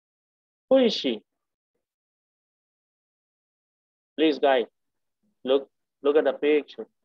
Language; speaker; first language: English; non-native, fluent; Spanish